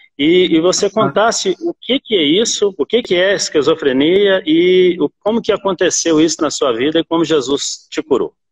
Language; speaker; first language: Portuguese; native; Portuguese